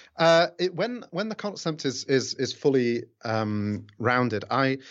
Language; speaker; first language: English; native; English